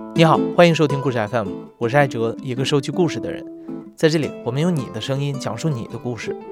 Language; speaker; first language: Chinese; native; Chinese